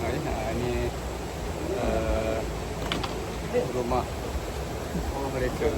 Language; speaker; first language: Malay; native; Malay